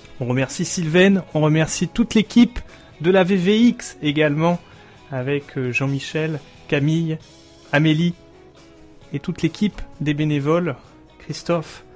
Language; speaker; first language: French; native; French